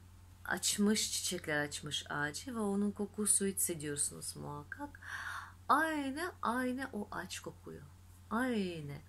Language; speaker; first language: Turkish; non-native, fluent; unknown